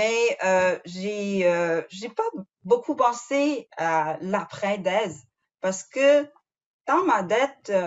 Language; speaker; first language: French; non-native, fluent; Chinese